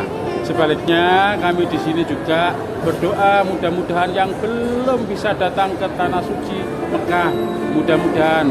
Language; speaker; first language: Indonesian; native; Indonesian